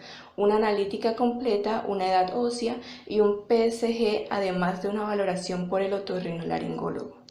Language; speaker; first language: Spanish; native; Spanish